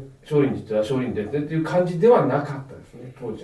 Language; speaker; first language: Japanese; native; Japanese